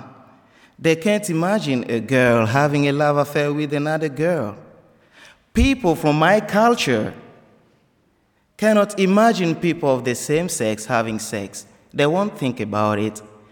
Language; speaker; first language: English; non-native, fluent; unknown